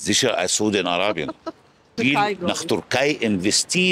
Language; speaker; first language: German; non-native, fluent; Arabic